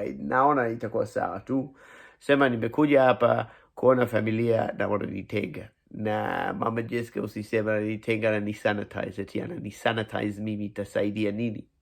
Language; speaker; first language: Swahili; non-native, fluent; English